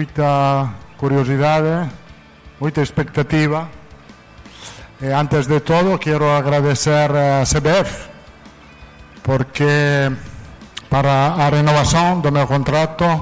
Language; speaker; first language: Portuguese; non-native, fluent; Italian